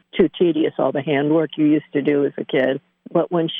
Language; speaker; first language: English; native; English